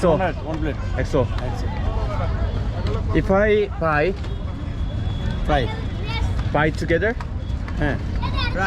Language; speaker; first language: English; non-native, learner; Korean